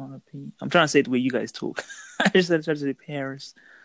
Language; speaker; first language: English; non-native, local second language; Yoruba